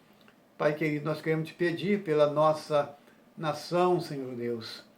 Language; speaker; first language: Portuguese; native; Portuguese